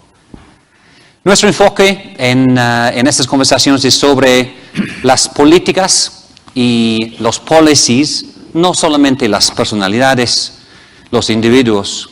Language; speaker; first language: Spanish; non-native, fluent; English